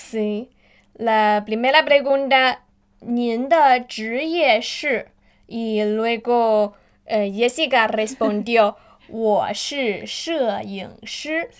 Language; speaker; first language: Spanish; non-native, fluent; Chinese